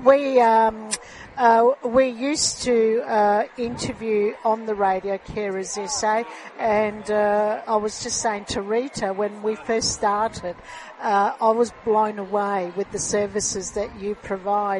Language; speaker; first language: English; early bilingual, other home language; Italian